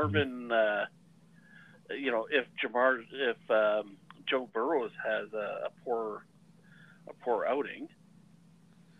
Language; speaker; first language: English; native; English